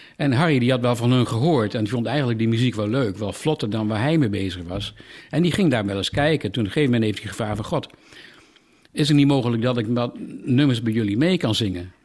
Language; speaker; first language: Dutch; native; Dutch